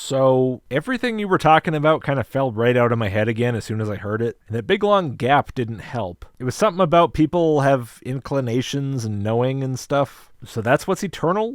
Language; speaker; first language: English; native; English